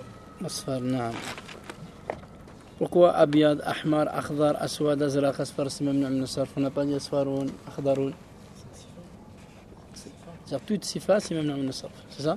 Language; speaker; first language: Arabic; non-native, fluent; French